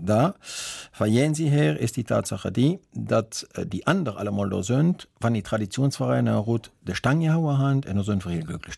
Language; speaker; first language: German; native; German